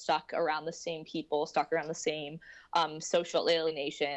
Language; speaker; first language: English; native; English